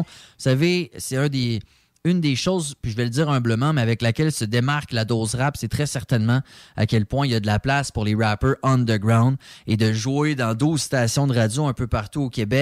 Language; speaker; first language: French; native; French